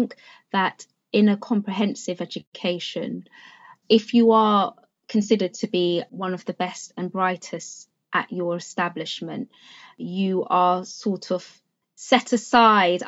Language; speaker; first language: English; native; English